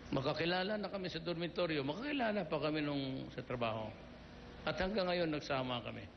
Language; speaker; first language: Filipino; non-native, local second language; Cebuano